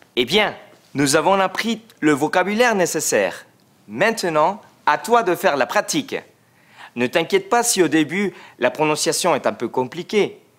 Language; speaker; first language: French; non-native, fluent; Spanish